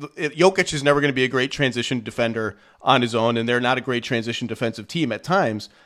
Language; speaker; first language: English; native; English